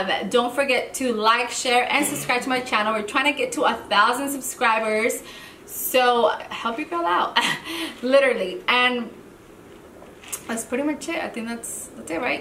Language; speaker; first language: English; early bilingual, other home language; Spanish